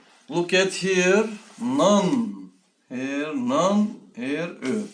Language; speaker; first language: English; non-native, learner; Turkish